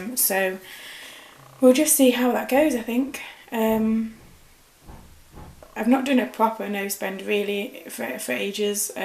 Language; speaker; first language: English; native; English